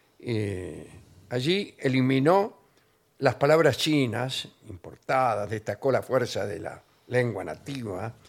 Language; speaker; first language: Spanish; native; Spanish